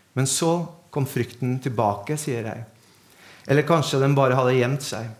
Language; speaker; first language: Norwegian; native; Norwegian